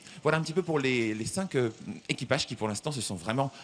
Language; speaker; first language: French; native; French